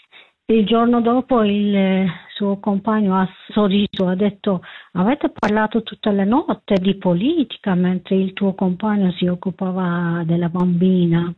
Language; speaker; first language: Italian; non-native, fluent; Kurdish